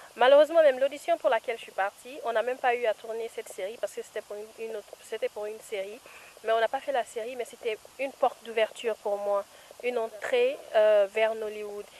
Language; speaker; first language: French; non-native, local second language; Fula